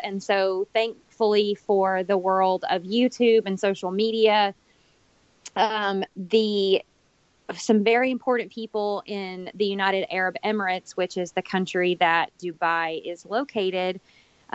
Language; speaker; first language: English; native; English